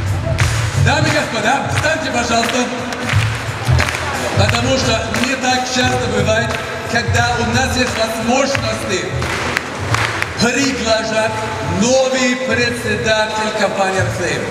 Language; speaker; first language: Russian; non-native, fluent; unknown